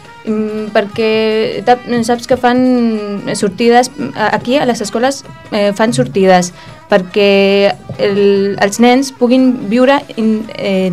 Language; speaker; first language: Catalan; early bilingual, other home language; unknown